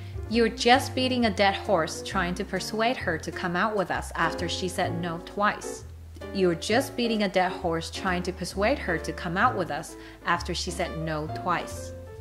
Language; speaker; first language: English; non-native, fluent; Japanese